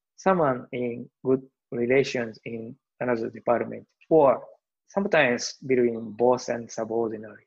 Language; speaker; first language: English; non-native, learner; Japanese